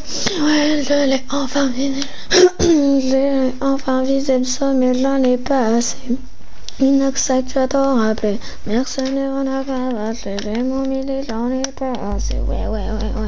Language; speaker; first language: French; native; French